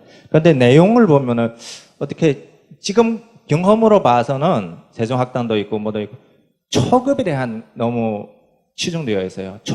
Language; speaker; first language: Korean; non-native, fluent; Chinese